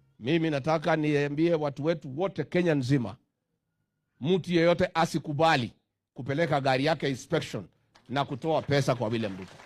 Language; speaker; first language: Swahili; non-native, local second language; Kikuyu